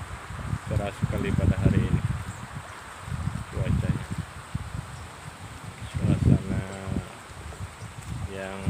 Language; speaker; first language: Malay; non-native, local second language; Javanese